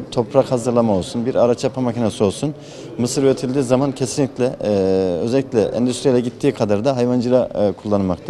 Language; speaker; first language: Turkish; native; Turkish